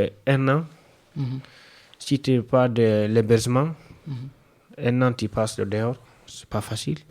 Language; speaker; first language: French; non-native, learner; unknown